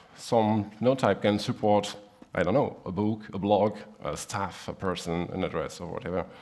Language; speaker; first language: English; non-native, fluent; German